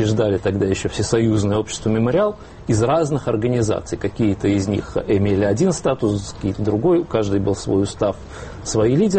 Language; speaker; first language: Russian; native; Russian